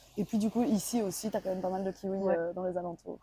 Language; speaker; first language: French; native; French